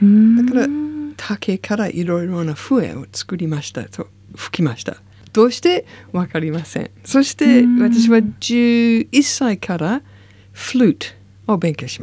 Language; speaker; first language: Japanese; non-native, learner; English